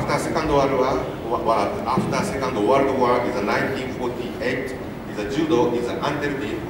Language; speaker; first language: English; non-native, learner; Japanese